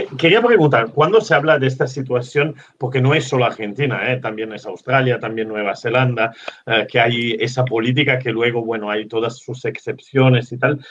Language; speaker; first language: Spanish; non-native, fluent; Italian